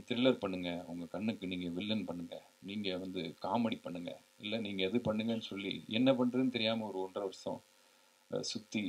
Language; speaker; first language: Tamil; native; Tamil